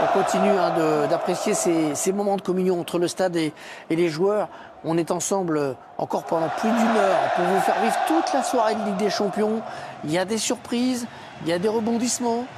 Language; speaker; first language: French; native; French